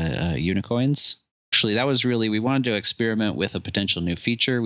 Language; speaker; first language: English; native; English